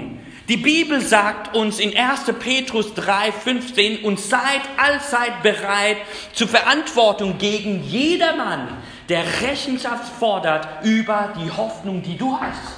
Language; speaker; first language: German; non-native, fluent; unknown